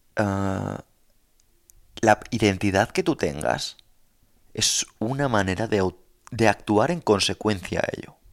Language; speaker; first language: Spanish; native; Spanish